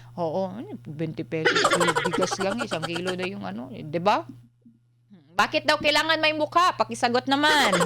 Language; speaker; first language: Filipino; non-native, local second language; Cebuano